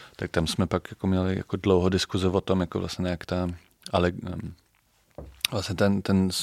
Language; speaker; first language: Czech; non-native, fluent; German